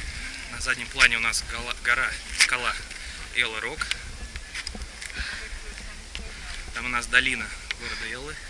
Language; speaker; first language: Russian; native; Russian